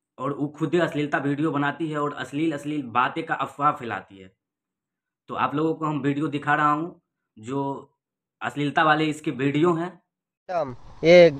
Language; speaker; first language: Hindi; native; Hindi